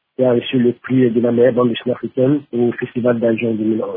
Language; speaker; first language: French; non-native, local second language; Lingala